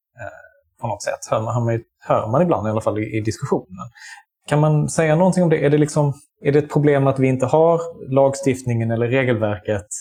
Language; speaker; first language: Swedish; native; Swedish